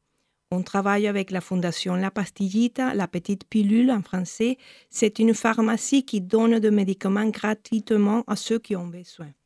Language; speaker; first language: French; non-native, fluent; Spanish